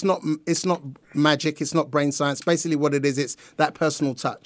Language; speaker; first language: English; native; English